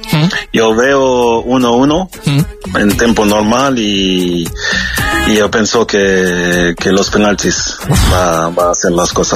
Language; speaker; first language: Spanish; non-native, fluent; French